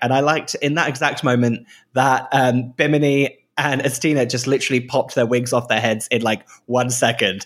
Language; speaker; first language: English; native; English